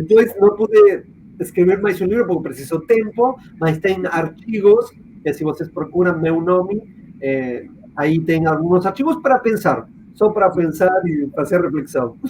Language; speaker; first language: Portuguese; non-native, fluent; Spanish